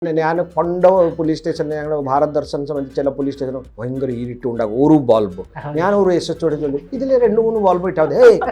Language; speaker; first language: Malayalam; non-native, local second language; Odia